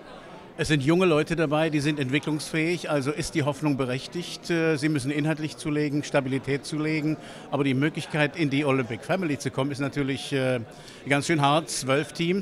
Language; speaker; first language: German; native; German